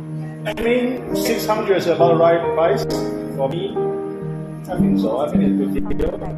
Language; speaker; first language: English; non-native, fluent; Chinese